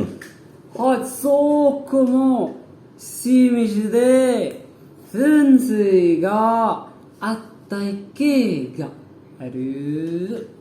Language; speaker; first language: Japanese; non-native, learner; Balinese